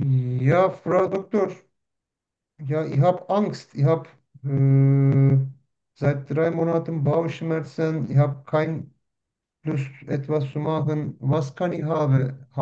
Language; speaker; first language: German; non-native, learner; Turkish